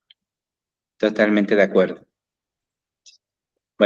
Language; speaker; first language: Spanish; native; Spanish